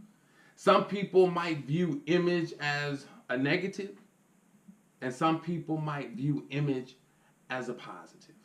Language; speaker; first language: English; native; English